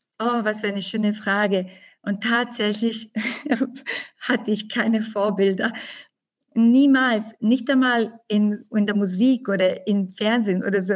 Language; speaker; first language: German; non-native, fluent; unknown